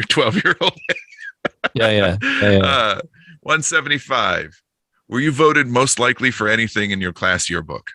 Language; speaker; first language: English; native; English